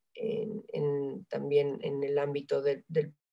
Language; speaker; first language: Spanish; native; Spanish